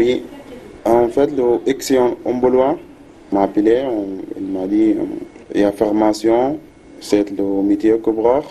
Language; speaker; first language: French; non-native, learner; Arabic